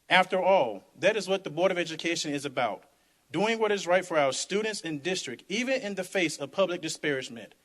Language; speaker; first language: English; native; English